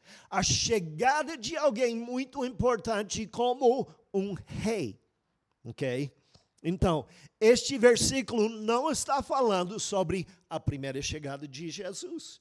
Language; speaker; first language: Portuguese; non-native, fluent; English